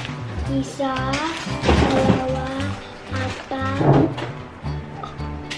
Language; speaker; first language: Filipino; non-native, learner; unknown